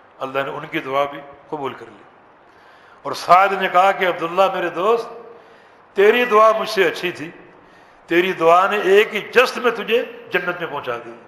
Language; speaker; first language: Urdu; native; Urdu